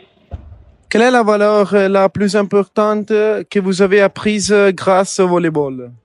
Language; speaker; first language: French; non-native, learner; Italian